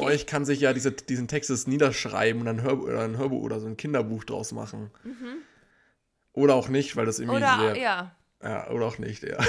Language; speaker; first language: German; native; German